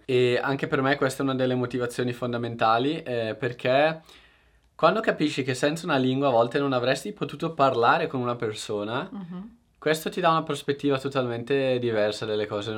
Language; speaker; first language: Italian; native; Italian